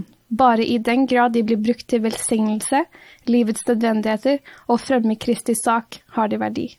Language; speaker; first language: Norwegian; native; Norwegian